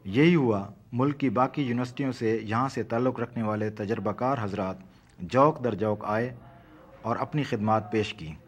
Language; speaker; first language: Urdu; non-native, local second language; Saraiki